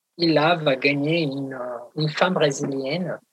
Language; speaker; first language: French; non-native, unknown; Portuguese